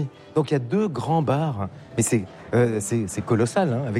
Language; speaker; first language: French; native; French